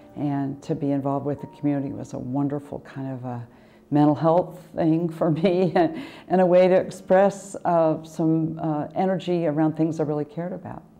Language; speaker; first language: English; native; English